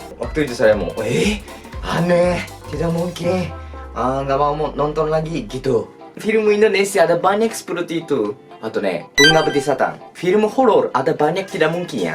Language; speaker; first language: Indonesian; non-native, learner; Japanese